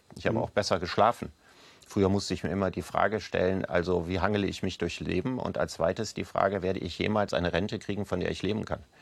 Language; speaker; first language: German; native; German